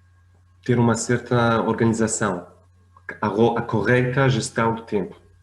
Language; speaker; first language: Portuguese; non-native, fluent; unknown